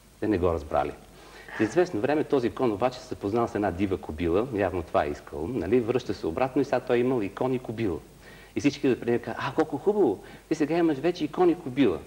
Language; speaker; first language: Bulgarian; native; Bulgarian